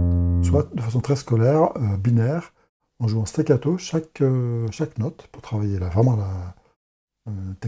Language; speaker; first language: French; native; French